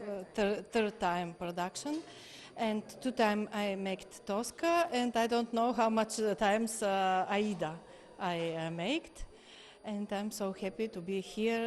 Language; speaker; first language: English; non-native, learner; Bulgarian